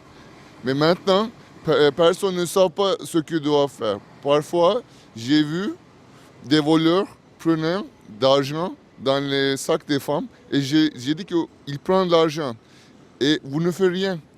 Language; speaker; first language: French; non-native, learner; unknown